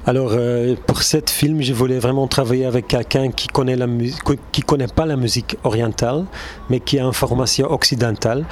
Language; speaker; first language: French; non-native, local second language; Turkish